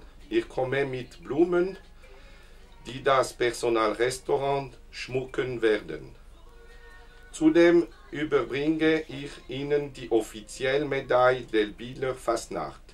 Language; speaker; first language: German; non-native, learner; French